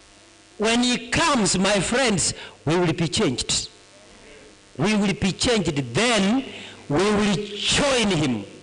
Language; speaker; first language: English; non-native, local second language; Gusii